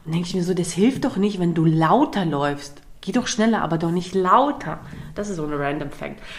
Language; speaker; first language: German; early bilingual, other home language; Russian